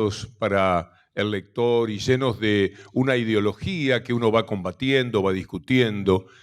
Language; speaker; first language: Spanish; native; Spanish